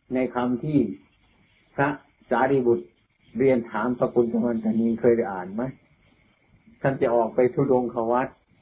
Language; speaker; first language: Thai; native; Thai